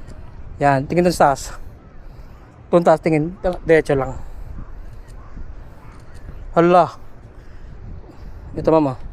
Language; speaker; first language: Filipino; non-native, local second language; Aklanon